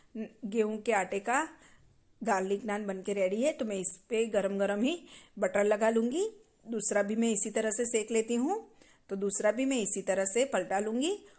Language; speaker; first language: Hindi; non-native, local second language; Gujarati